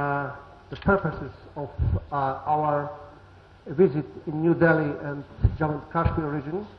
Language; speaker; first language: English; non-native, learner; Polish